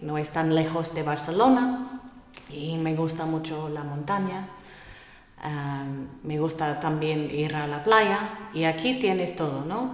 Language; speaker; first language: Spanish; non-native, fluent; English